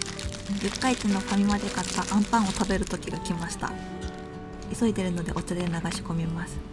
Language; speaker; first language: Japanese; native; Japanese